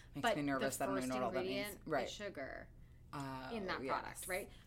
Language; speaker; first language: English; native; English